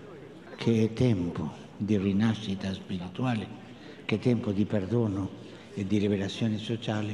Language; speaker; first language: Italian; early bilingual, heritage; Spanish